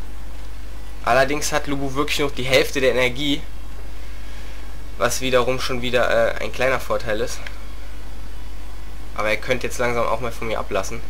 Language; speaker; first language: German; native; German